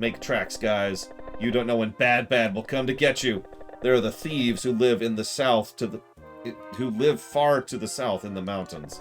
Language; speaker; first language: English; native; English